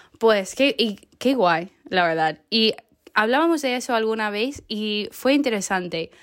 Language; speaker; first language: Spanish; non-native, fluent; English